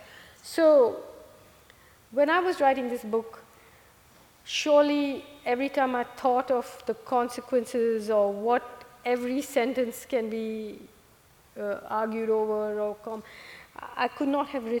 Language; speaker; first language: English; non-native, local second language; Malayalam